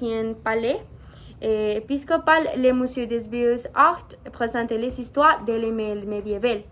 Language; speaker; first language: French; non-native, learner; Spanish